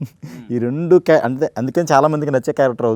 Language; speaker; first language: Telugu; native; Telugu